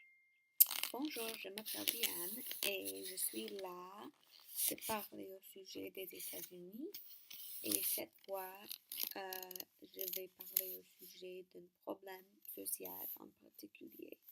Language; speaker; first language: French; non-native, learner; English